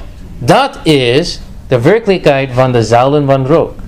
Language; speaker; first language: Dutch; non-native, fluent; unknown